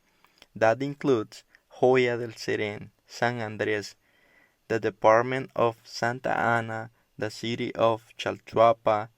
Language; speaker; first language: English; non-native, learner; Spanish